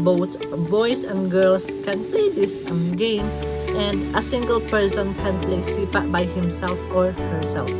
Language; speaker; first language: English; non-native, local second language; Cebuano